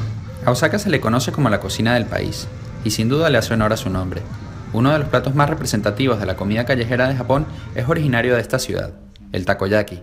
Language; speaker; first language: Spanish; native; Spanish